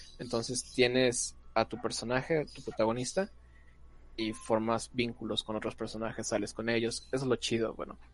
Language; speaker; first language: Spanish; native; Spanish